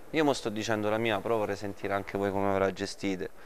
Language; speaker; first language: Italian; native; Italian